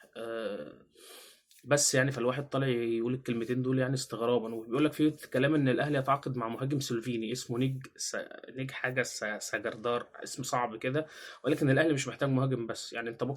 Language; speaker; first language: Arabic; native; Arabic